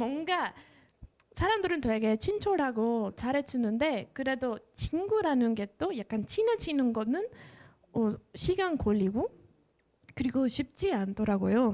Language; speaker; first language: Korean; non-native, fluent; Spanish